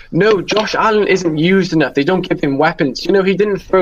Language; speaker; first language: English; native; English